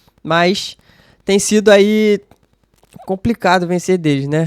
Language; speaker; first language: Portuguese; native; Portuguese